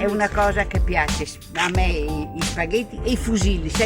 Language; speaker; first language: Italian; native; Italian